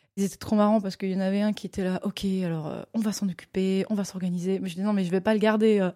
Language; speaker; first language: French; native; French